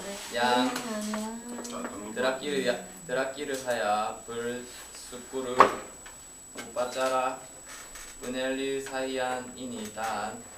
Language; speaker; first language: Indonesian; non-native, learner; Korean